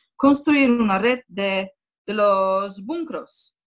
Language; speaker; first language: Spanish; non-native, fluent; Polish